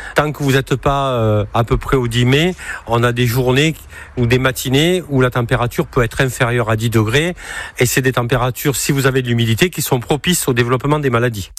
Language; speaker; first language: French; native; French